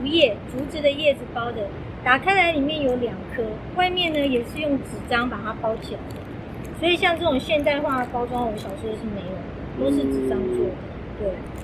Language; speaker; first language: Chinese; native; Chinese